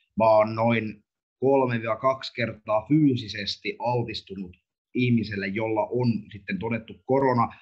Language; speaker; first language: Finnish; native; Finnish